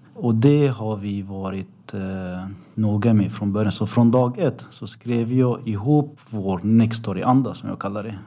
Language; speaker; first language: Swedish; early bilingual, other home language; Arabic